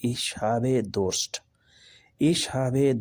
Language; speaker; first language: German; non-native, learner; Urdu